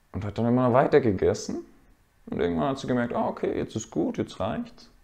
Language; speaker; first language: German; native; German